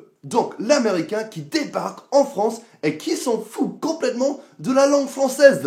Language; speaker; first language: French; non-native, fluent; English